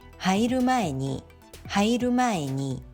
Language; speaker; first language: Japanese; non-native, fluent; Korean